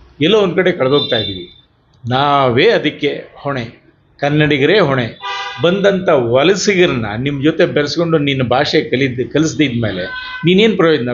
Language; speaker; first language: Kannada; native; Kannada